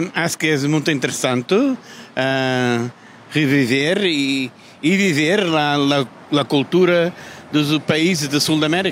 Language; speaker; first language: Spanish; non-native, learner; Portuguese